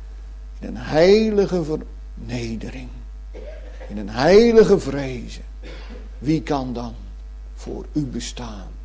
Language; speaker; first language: Dutch; native; Dutch